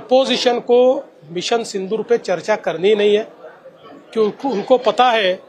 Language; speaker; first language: Hindi; non-native, local second language; Marathi